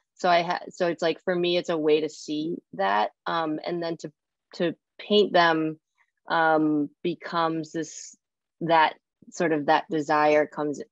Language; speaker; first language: English; native; English